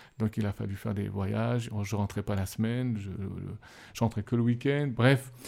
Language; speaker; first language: French; native; French